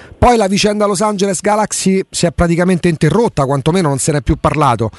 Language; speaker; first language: Italian; native; Italian